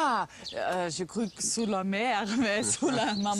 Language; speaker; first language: French; non-native, learner; German